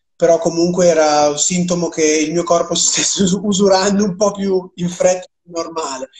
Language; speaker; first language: Italian; native; Italian